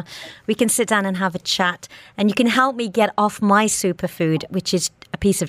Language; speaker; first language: English; native; English